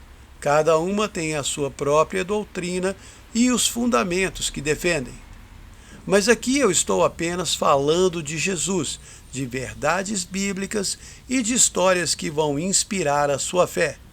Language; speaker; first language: Portuguese; native; Portuguese